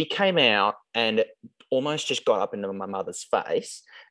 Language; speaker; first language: English; native; English